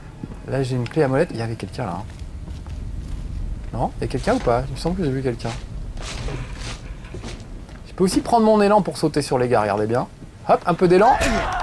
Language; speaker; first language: French; native; French